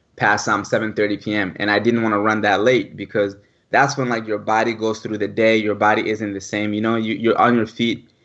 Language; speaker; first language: English; early bilingual, other home language; French